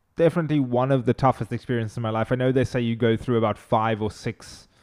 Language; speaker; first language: English; non-native, local second language; Afrikaans